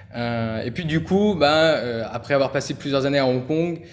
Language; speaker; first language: French; native; French